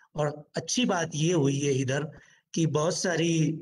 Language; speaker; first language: Hindi; native; Hindi